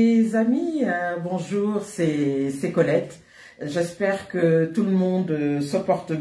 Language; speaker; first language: French; native; French